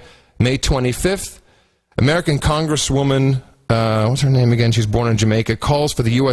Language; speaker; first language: English; native; English